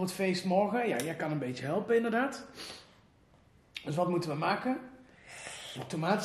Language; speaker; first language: Dutch; native; Dutch